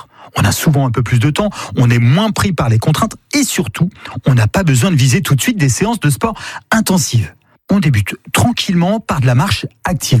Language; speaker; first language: French; native; French